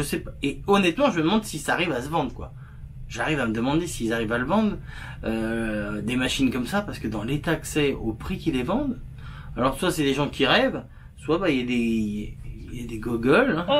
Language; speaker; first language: French; native; French